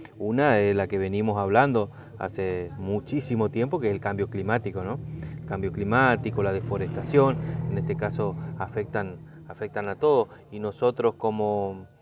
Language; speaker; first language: Spanish; native; Spanish